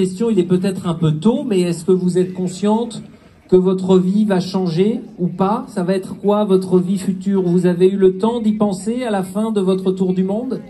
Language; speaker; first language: French; native; French